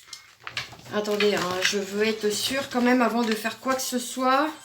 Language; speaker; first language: French; native; French